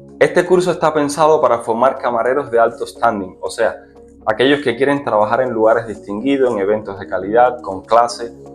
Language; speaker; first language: Spanish; native; Spanish